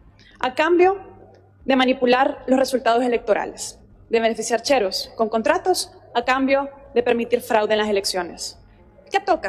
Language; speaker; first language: Spanish; native; Spanish